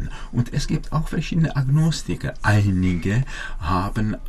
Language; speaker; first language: German; non-native, fluent; Czech